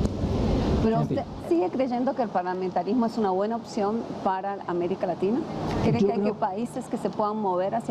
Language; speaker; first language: Spanish; native; Spanish